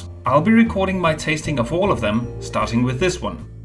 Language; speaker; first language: English; non-native, fluent; Danish